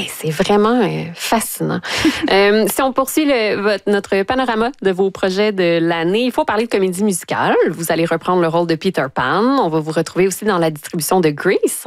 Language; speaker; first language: French; native; French